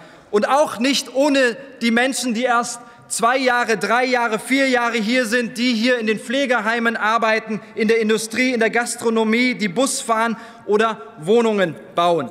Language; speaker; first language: German; early bilingual, other home language; Turkish